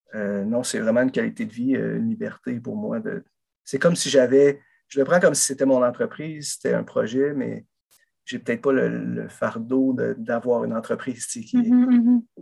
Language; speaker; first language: French; native; French